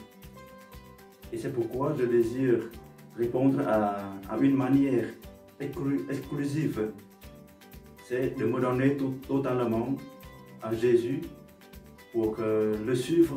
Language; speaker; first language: French; non-native, fluent; Vietnamese